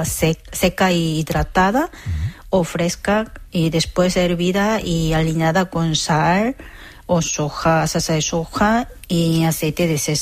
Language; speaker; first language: Spanish; non-native, fluent; Korean